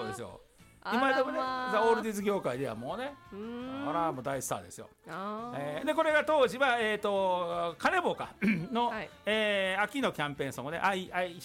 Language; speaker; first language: Japanese; native; Japanese